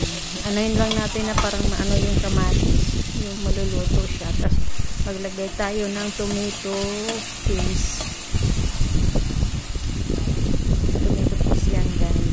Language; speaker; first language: Filipino; native; Filipino